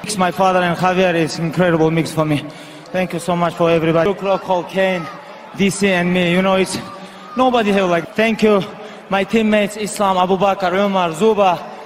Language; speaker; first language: English; non-native, learner; Avaric